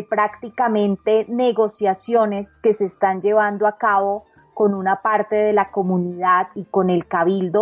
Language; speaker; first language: Spanish; native; Spanish